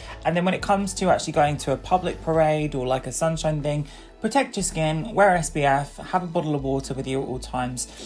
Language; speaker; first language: English; native; English